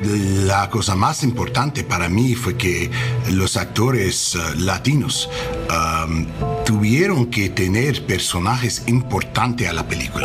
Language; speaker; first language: Spanish; non-native, learner; English